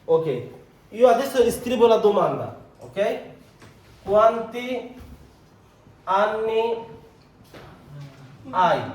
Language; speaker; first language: Italian; non-native, fluent; Bangla